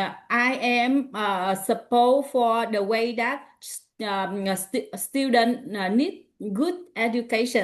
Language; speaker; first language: English; non-native, learner; Vietnamese